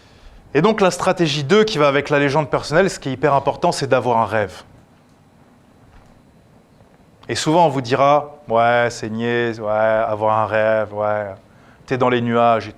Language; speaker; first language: French; native; French